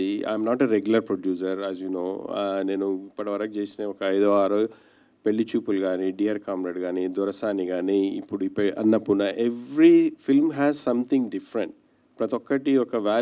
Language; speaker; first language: Telugu; native; Telugu